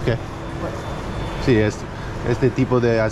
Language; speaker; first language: Spanish; non-native, learner; English